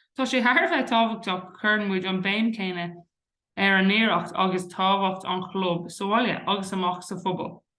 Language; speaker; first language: Irish; non-native, local second language; English